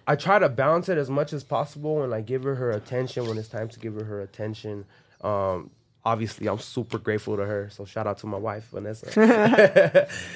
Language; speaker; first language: English; early bilingual, other home language; Spanish